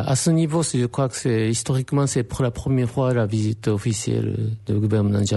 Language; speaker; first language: French; non-native, fluent; Japanese